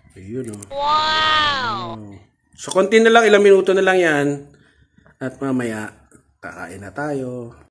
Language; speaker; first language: Filipino; native; Filipino